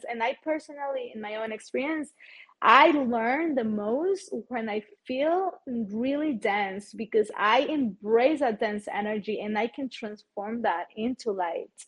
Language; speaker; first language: English; non-native, fluent; Spanish